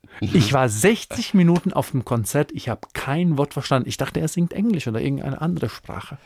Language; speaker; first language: German; non-native, fluent; Croatian